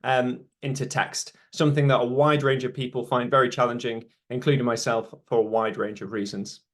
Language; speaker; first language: English; native; English